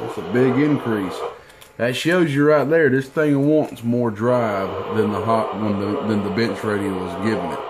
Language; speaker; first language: English; native; English